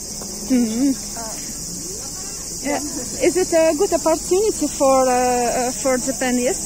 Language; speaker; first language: English; non-native, learner; Russian